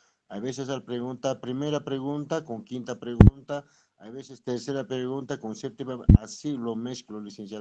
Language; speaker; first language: Spanish; non-native, local second language; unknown